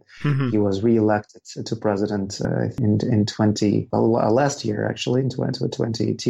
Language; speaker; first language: English; non-native, fluent; Russian